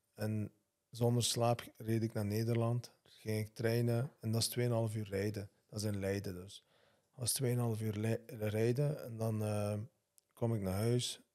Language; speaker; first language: Dutch; non-native, local second language; Turkish